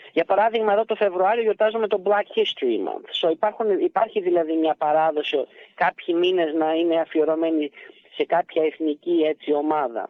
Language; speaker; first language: Greek; early bilingual, heritage; Greek